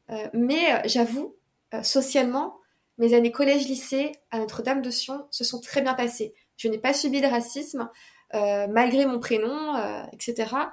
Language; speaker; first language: French; early bilingual, other home language; Khmer